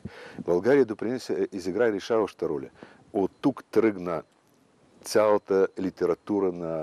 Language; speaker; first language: Bulgarian; non-native, fluent; Russian